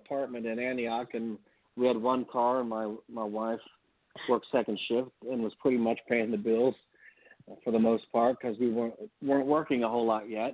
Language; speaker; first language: English; native; English